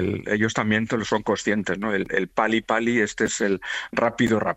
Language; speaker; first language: Spanish; native; Spanish